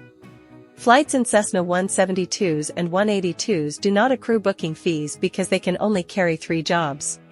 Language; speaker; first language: English; native; English